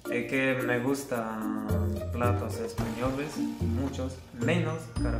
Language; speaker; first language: Spanish; non-native, fluent; Lithuanian